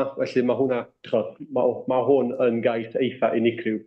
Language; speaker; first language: Welsh; native; Welsh